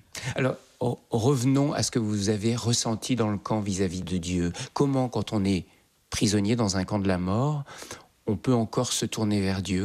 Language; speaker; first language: French; native; French